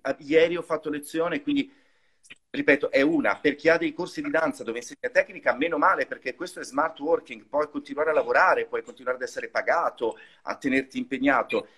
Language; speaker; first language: Italian; native; Italian